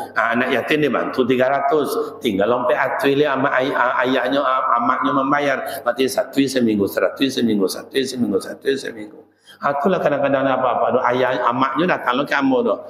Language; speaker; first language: Malay; native; Malay